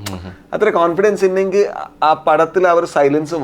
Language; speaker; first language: Malayalam; non-native, local second language; Kannada